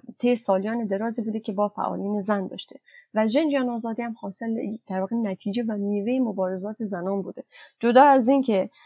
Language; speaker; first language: Persian; non-native, local second language; Kurdish